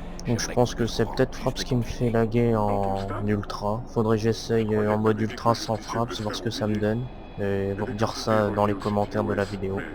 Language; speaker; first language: French; native; French